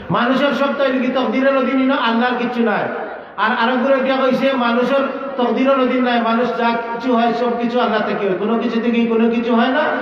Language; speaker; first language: Bangla; native; Bangla